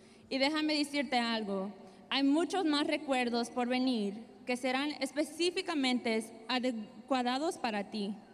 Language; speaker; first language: Spanish; early bilingual, heritage; Spanish